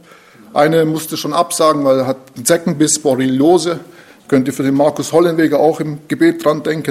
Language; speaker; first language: German; native; German